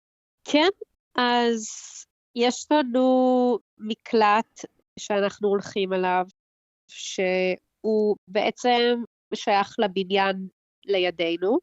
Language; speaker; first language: Hebrew; early bilingual, heritage; Hebrew